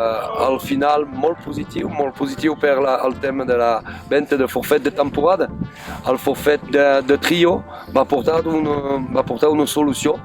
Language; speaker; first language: Catalan; non-native, fluent; French